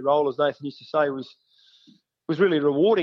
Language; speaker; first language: English; native; English